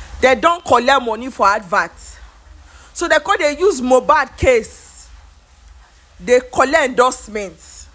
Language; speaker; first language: Nigerian Pidgin; non-native, local second language; Yoruba